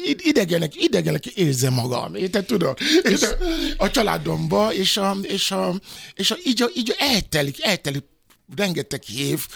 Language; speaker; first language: Hungarian; non-native, fluent; Yoruba